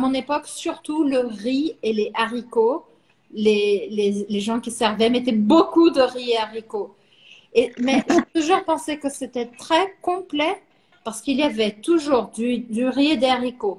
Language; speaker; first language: French; non-native, fluent; Portuguese